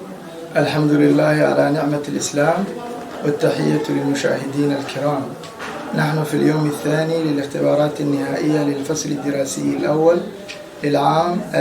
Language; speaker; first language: Arabic; non-native, local second language; Somali